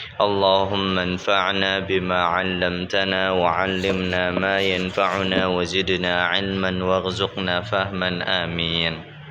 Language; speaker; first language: Arabic; non-native, fluent; Indonesian